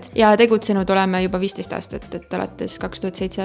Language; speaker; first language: Estonian; native; Estonian